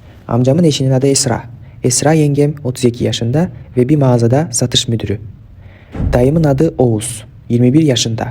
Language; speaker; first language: Turkish; non-native, fluent; Kyrgyz